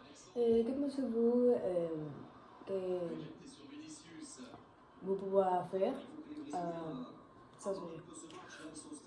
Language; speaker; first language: French; non-native, learner; Spanish